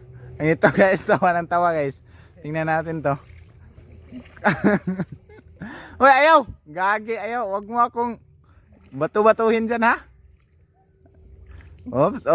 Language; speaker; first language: Filipino; non-native, local second language; Cebuano